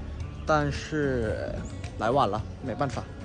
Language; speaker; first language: Chinese; non-native, fluent; Thai